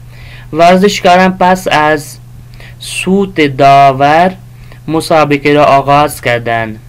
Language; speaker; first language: Persian; non-native, fluent; Urdu